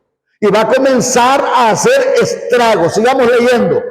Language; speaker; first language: Spanish; native; Spanish